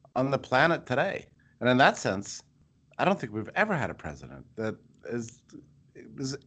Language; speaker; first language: English; native; English